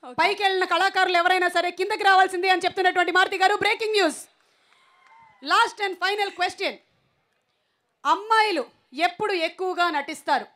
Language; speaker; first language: Telugu; native; Telugu